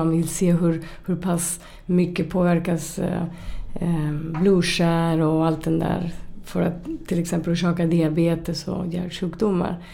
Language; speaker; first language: Swedish; non-native, fluent; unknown